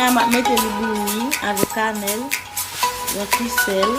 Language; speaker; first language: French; non-native, local second language; Haitian Creole